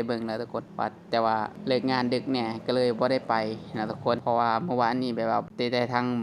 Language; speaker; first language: Thai; non-native, local second language; Northeastern Thai